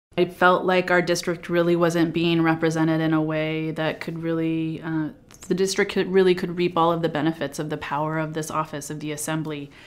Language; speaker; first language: English; native; English